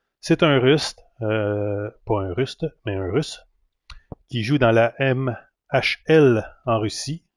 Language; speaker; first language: French; native; French